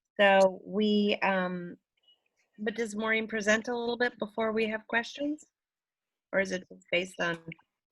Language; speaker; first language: English; native; English